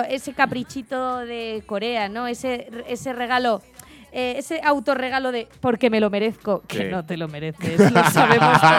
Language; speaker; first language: Spanish; native; Spanish